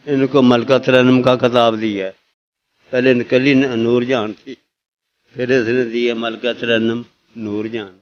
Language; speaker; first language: Urdu; non-native, local second language; Punjabi